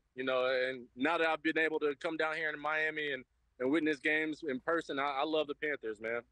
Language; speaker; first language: English; native; English